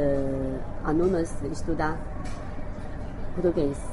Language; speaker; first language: Portuguese; non-native, learner; Chinese